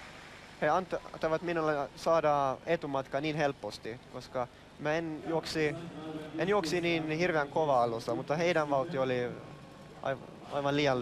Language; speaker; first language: Finnish; non-native, local second language; Swedish